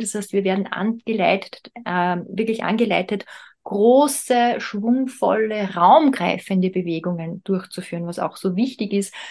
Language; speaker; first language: German; native; German